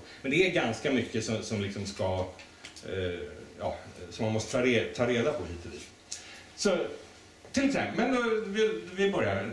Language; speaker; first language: Swedish; native; Swedish